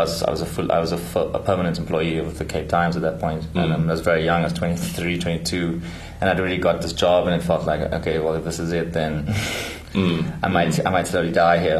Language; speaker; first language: English; native; English